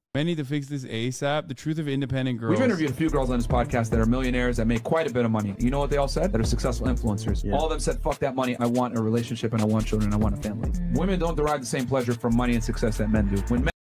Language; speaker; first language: English; native; English